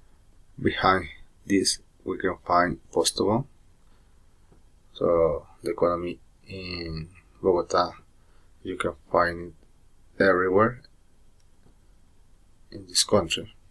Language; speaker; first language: English; non-native, learner; Spanish